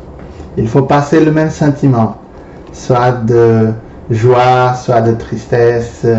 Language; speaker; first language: French; non-native, fluent; Portuguese